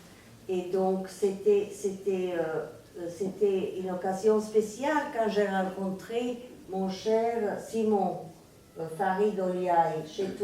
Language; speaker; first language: French; non-native, fluent; Serbian